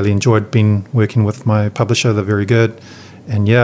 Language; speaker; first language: English; native; English